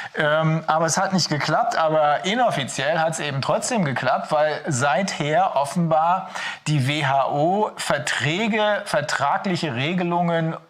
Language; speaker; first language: German; native; German